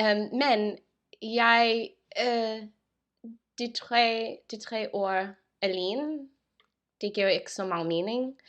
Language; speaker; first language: Danish; non-native, fluent; English